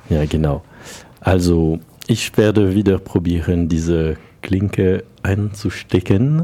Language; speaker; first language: German; non-native, learner; French